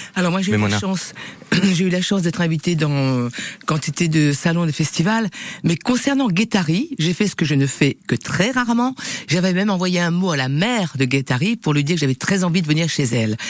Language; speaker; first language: French; non-native, local second language; Réunion Creole French